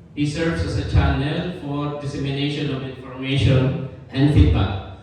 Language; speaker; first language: English; non-native, local second language; Filipino